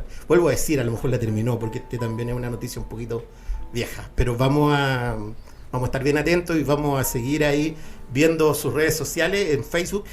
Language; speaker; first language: Spanish; native; Spanish